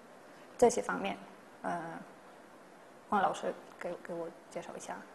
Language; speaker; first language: Chinese; non-native, fluent; Polish